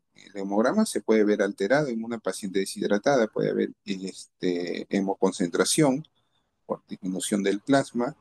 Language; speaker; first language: Spanish; native; Spanish